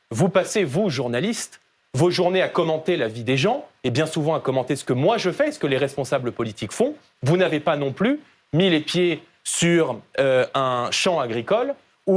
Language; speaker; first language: French; native; French